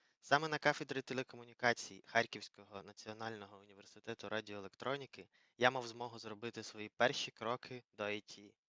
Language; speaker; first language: Ukrainian; native; Ukrainian